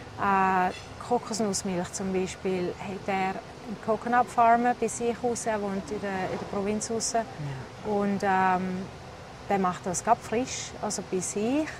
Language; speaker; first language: German; native; German